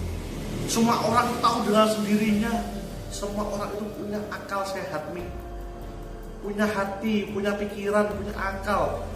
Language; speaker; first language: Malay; non-native, local second language; Javanese